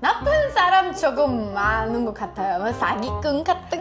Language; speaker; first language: Korean; non-native, fluent; English